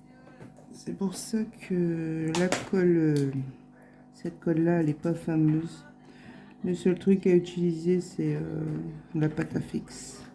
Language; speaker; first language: French; native; French